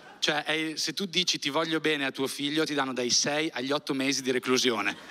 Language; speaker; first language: Italian; early bilingual, other home language; Albanian